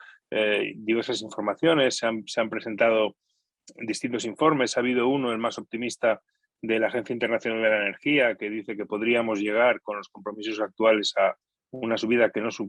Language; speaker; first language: Spanish; native; Spanish